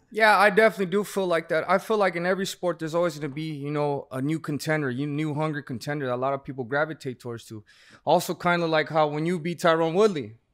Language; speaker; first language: English; native; English